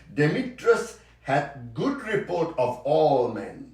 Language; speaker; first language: English; non-native, local second language; Sinhala